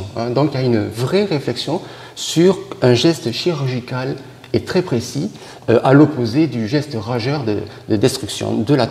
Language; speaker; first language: French; native; French